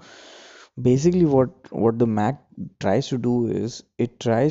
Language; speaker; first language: English; non-native, local second language; Marathi